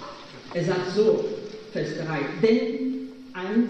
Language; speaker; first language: German; non-native, fluent; Polish